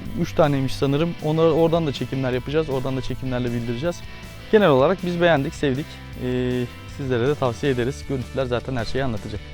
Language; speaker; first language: Turkish; native; Turkish